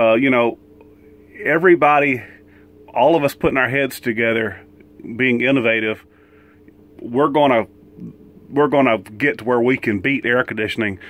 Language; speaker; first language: English; native; English